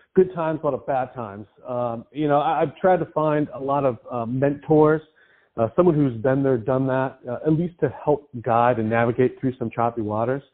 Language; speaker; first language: English; native; English